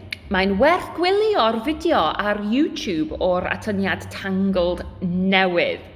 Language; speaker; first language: Welsh; non-native, learner; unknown